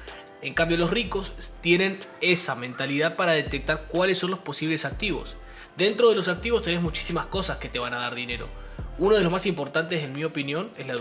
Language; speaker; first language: Spanish; native; Spanish